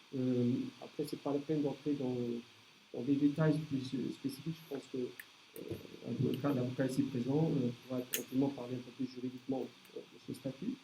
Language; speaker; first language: French; native; French